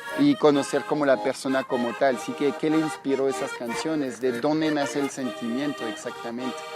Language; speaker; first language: Spanish; non-native, fluent; French